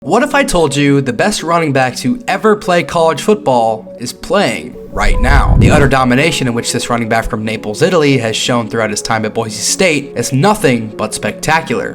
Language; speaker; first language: English; native; English